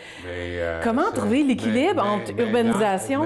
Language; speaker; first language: French; native; French